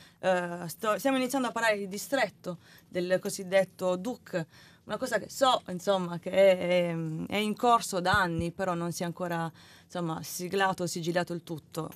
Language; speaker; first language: Italian; native; Italian